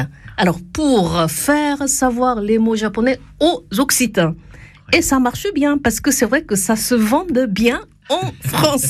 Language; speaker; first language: French; non-native, fluent; Japanese